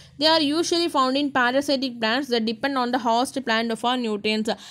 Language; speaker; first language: English; non-native, local second language; Tamil